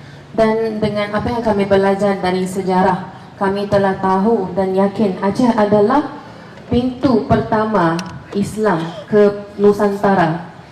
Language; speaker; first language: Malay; non-native, fluent; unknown